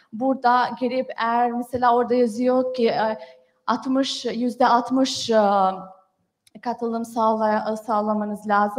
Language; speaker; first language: Turkish; non-native, fluent; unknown